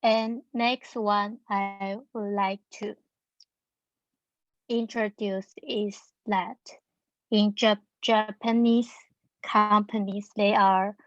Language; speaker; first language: English; non-native, learner; Chinese